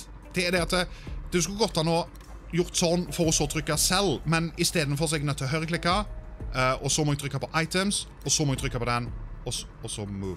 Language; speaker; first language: Norwegian; native; Norwegian